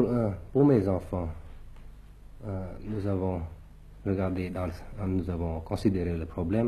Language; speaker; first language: French; early bilingual, other home language; Thai